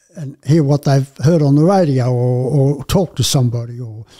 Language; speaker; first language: English; native; English